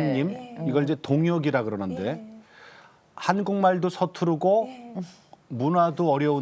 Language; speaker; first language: Korean; native; Korean